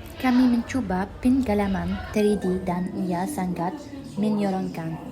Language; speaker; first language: Malay; non-native, learner; Arabic